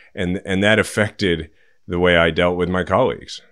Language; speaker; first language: English; native; English